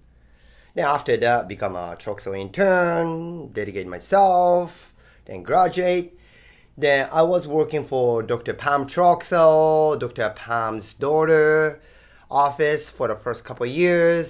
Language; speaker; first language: English; non-native, fluent; Japanese